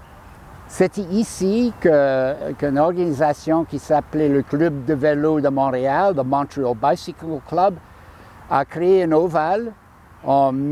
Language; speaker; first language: French; non-native, fluent; English